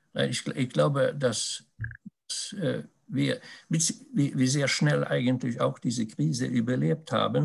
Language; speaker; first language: German; non-native, fluent; Swedish